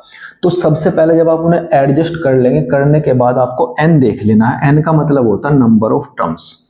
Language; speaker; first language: Hindi; native; Hindi